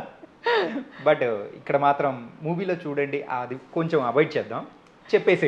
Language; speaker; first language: Telugu; native; Telugu